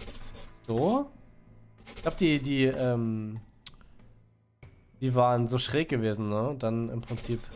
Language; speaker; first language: German; native; German